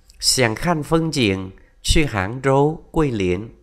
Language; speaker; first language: Chinese; non-native, fluent; Vietnamese